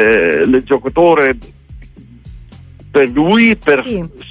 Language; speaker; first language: Italian; non-native, learner; Dutch